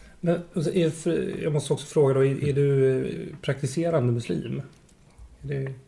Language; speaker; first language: Swedish; native; Swedish